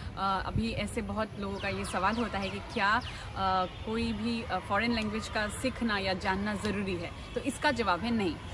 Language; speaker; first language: Hindi; non-native, local second language; Assamese